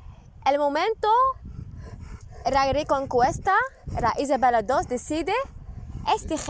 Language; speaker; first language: Spanish; non-native, learner; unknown